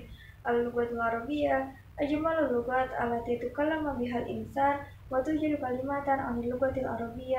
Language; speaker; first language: Arabic; non-native, learner; Indonesian